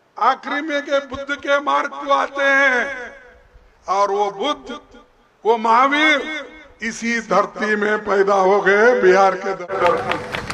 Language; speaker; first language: Hindi; non-native, local second language; Kannada